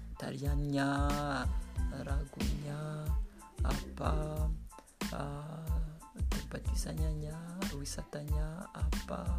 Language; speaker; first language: Indonesian; non-native, learner; Kinyarwanda